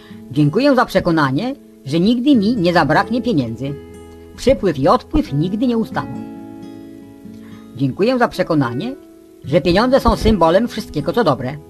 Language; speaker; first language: Polish; native; Polish